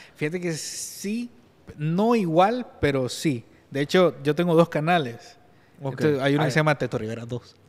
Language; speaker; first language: Spanish; native; Spanish